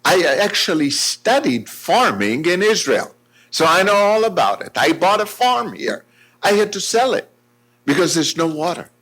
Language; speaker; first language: English; non-native, fluent; Hebrew